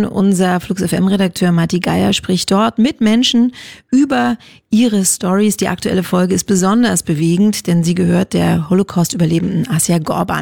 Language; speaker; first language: German; native; German